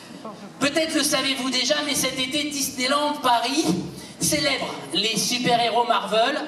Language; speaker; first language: French; native; French